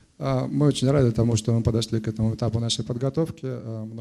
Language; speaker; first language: Russian; native; Russian